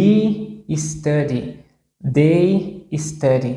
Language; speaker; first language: English; non-native, fluent; Portuguese